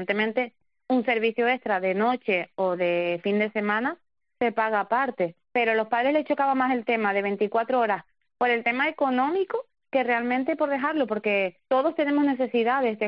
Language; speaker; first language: Spanish; native; Spanish